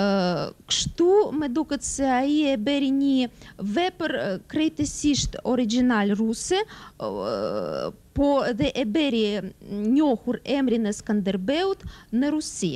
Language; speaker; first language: Albanian; non-native, fluent; Russian